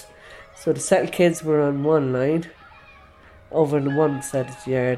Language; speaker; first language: English; native; English